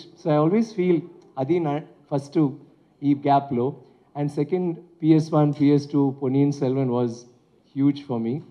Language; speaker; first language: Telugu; non-native, learner; Tamil